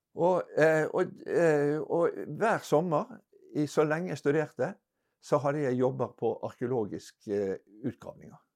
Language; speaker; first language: Norwegian; native; Norwegian